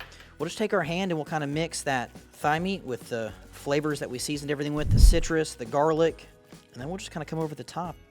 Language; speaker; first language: English; native; English